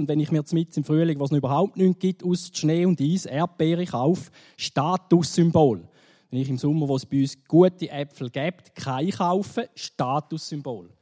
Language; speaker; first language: German; native; German